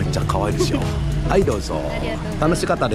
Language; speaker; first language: Japanese; non-native, fluent; Indonesian